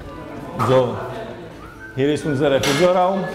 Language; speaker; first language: German; non-native, fluent; Czech